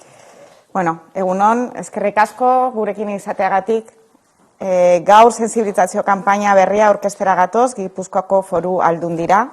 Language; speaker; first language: Basque; native; Basque